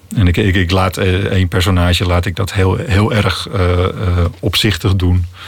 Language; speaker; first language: Dutch; native; Dutch